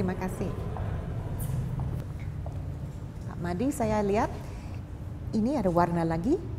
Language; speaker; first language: Indonesian; non-native, fluent; English